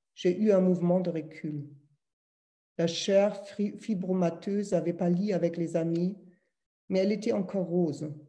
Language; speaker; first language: French; non-native, fluent; German